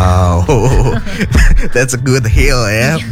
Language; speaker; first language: English; non-native, fluent; Indonesian